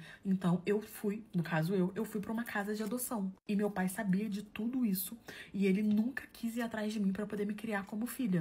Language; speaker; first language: Portuguese; native; Portuguese